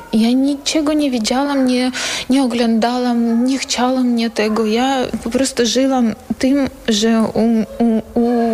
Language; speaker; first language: Polish; non-native, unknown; Ukrainian